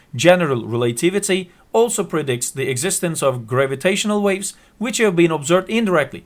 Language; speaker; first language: English; non-native, fluent; Turkish